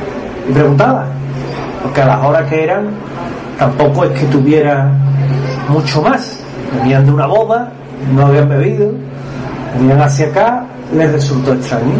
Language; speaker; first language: Spanish; native; Spanish